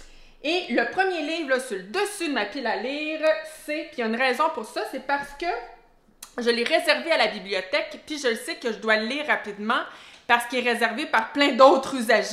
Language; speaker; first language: French; native; French